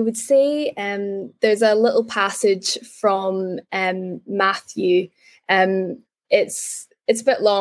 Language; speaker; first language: English; native; English